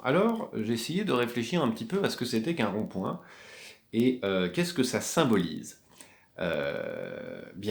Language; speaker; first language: French; native; French